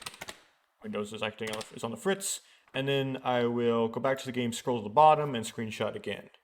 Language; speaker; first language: English; native; English